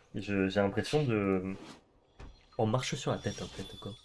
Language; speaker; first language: French; native; French